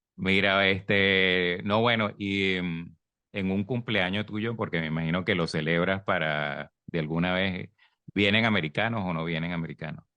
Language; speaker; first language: Spanish; native; Spanish